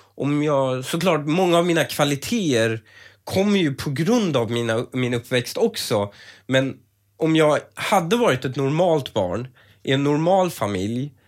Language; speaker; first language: Swedish; early bilingual, other home language; Persian